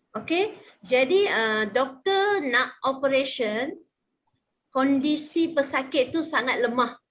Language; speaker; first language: Malay; native; Malay